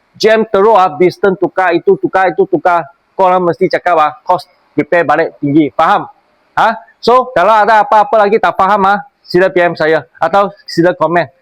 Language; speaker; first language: Malay; non-native, local second language; Chinese